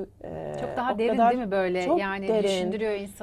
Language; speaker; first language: Turkish; native; Turkish